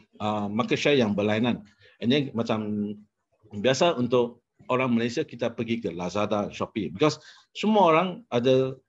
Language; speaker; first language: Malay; non-native, local second language; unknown